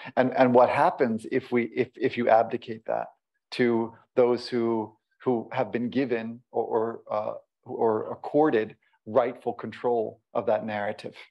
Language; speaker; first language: English; native; English